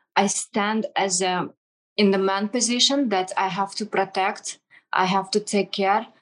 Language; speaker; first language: English; non-native, fluent; Kazakh